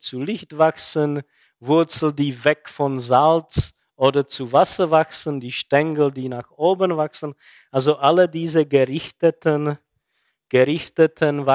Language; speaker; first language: German; non-native, fluent; Czech